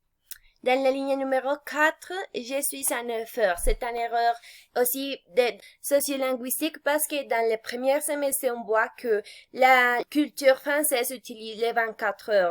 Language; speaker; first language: French; non-native, fluent; Spanish